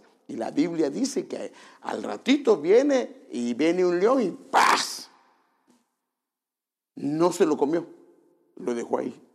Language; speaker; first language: Spanish; native; Spanish